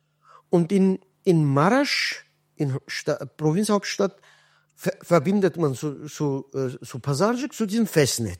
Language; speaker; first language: German; non-native, fluent; Kurdish